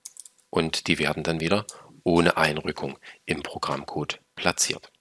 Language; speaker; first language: German; native; German